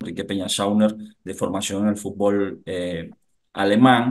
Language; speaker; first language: Spanish; native; Spanish